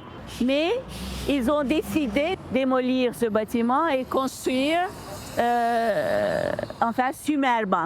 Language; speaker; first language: French; non-native, fluent; Turkish